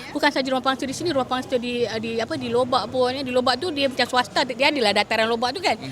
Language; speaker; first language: Malay; native; Malay